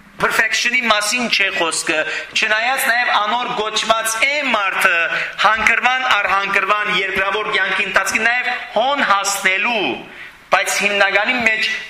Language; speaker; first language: Armenian; early bilingual, heritage; Armenian